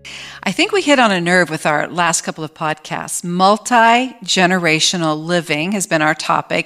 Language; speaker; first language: English; native; English